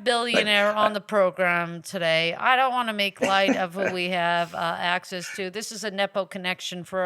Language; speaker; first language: English; native; English